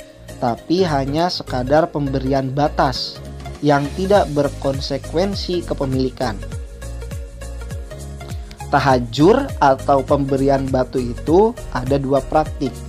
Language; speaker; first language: Indonesian; native; Indonesian